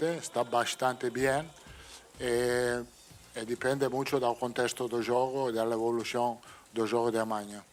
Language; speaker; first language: Portuguese; non-native, fluent; Italian